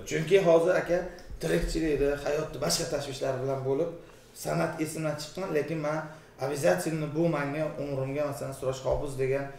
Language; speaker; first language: Uzbek; native; Uzbek